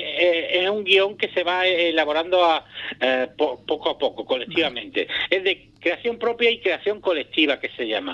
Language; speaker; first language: Spanish; native; Spanish